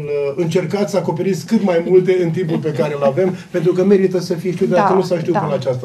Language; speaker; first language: Romanian; native; Romanian